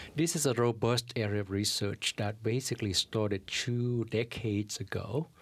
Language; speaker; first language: English; early bilingual, other home language; Vietnamese